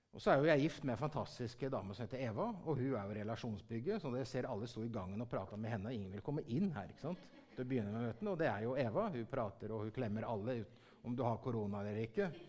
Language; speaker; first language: Norwegian; early bilingual, heritage; Norwegian